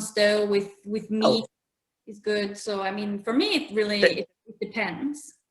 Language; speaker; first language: English; non-native, fluent; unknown